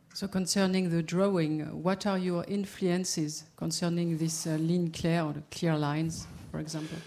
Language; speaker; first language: English; non-native, learner; French